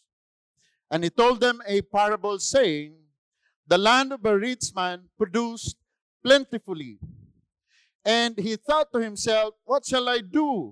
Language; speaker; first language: English; non-native, local second language; Filipino